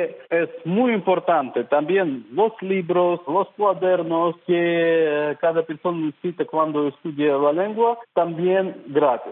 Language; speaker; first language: Spanish; non-native, fluent; Russian